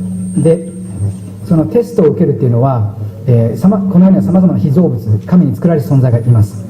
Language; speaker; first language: Japanese; native; Japanese